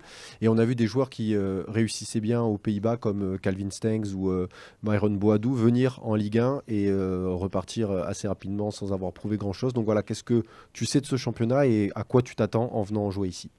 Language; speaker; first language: French; native; French